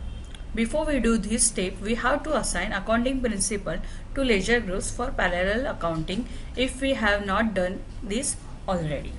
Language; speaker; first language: English; non-native, local second language; Hindi